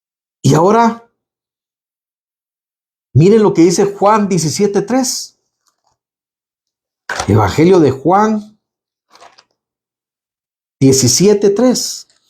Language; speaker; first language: Spanish; native; Spanish